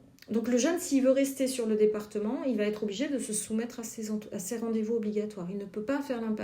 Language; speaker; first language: French; native; French